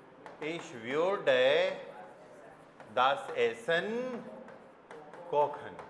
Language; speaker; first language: German; non-native, fluent; Hindi